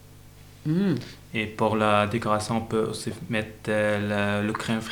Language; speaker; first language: French; non-native, local second language; Arabic